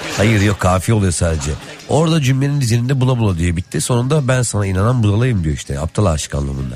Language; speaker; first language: Turkish; native; Turkish